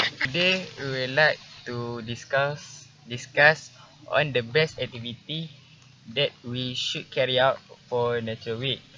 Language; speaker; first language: English; non-native, learner; Malay